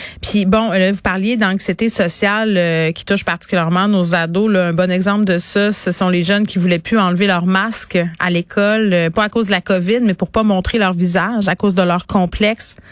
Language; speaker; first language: French; native; French